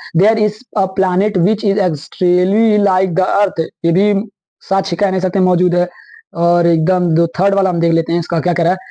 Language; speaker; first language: Hindi; native; Hindi